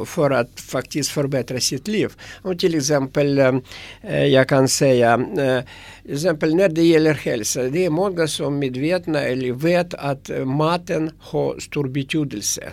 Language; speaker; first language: Swedish; non-native, fluent; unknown